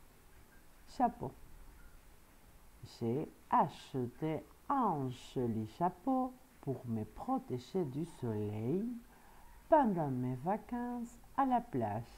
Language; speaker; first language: French; non-native, fluent; Spanish